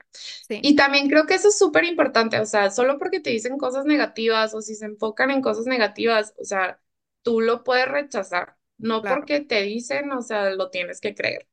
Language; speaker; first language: Spanish; early bilingual, heritage; Spanish